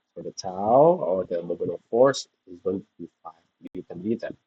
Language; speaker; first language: English; non-native, fluent; Indonesian